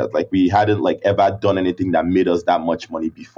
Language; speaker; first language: English; non-native, local second language; Igbo